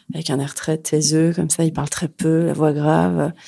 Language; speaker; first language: French; native; French